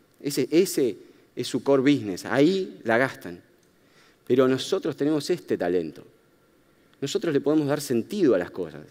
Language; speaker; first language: Spanish; native; Spanish